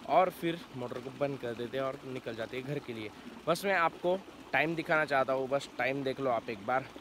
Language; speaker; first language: Hindi; non-native, local second language; Marathi